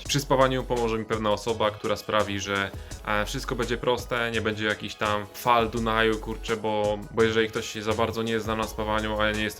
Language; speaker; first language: Polish; native; Polish